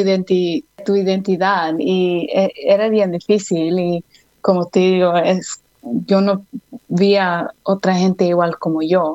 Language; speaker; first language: Spanish; early bilingual, other home language; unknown